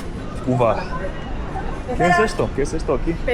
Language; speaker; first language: Spanish; non-native, learner; English